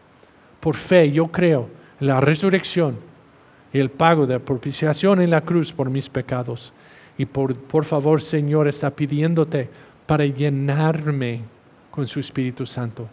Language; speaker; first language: Spanish; non-native, fluent; English